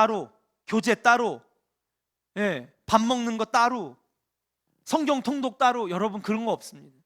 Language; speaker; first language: Korean; native; Korean